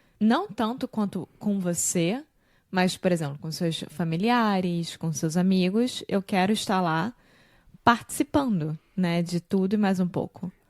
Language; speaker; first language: Portuguese; native; Portuguese